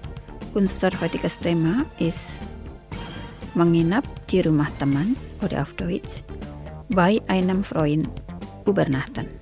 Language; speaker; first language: German; non-native, fluent; Indonesian